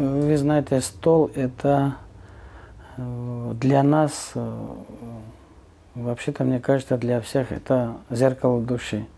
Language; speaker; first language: Russian; non-native, local second language; Georgian